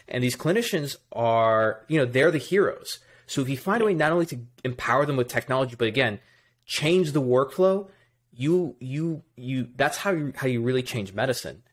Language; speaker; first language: English; native; English